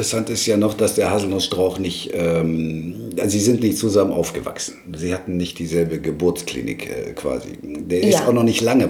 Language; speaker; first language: German; native; German